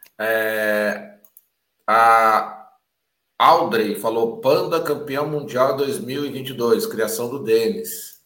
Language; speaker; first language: Portuguese; native; Portuguese